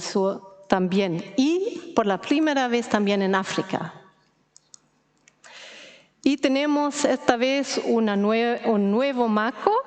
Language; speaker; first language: Spanish; non-native, fluent; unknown